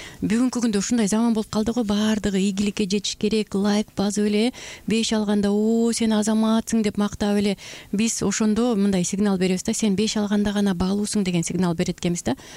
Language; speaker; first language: Kyrgyz; native; Kyrgyz